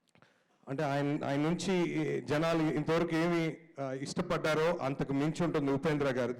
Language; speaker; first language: Telugu; native; Telugu